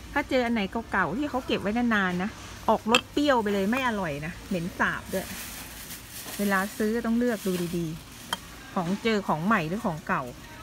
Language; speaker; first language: Thai; native; Thai